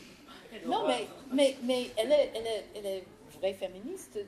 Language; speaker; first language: French; non-native, fluent; English